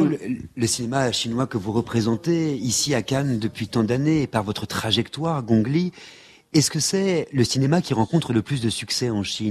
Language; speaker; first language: French; native; French